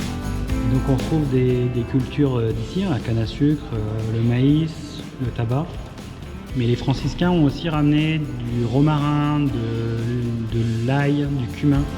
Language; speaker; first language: French; native; French